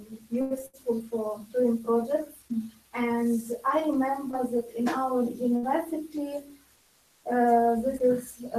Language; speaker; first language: English; non-native, learner; Ukrainian